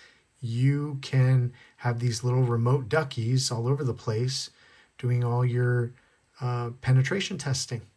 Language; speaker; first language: English; native; English